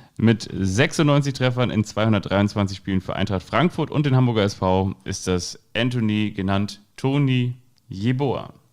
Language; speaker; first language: German; native; German